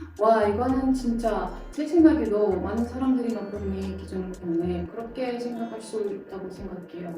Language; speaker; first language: Korean; non-native, fluent; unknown